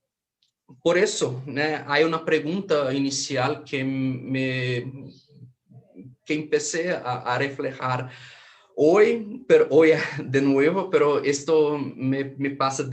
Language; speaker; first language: Spanish; non-native, fluent; Portuguese